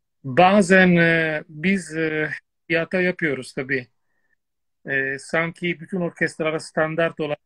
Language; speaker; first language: Turkish; non-native, fluent; Italian